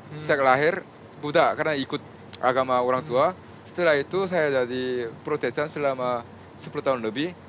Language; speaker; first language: Indonesian; non-native, fluent; Korean